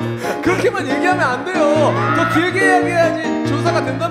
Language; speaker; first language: Korean; native; Korean